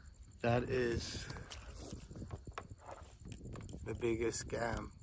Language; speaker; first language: English; native; English